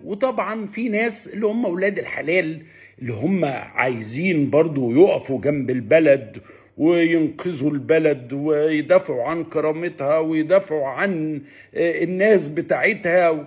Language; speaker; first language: Arabic; native; Arabic